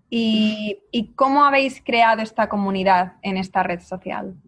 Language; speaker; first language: Spanish; native; Spanish